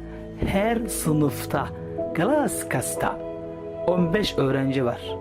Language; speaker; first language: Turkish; non-native, fluent; Somali